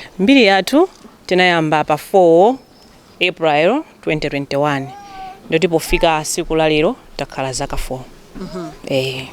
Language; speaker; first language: Nyanja; native; Nyanja